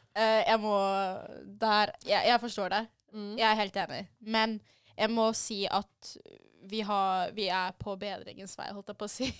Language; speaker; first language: Norwegian; early bilingual, other home language; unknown